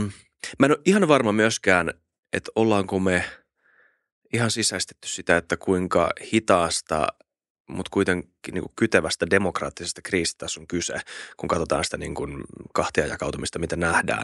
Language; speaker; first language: Finnish; native; Finnish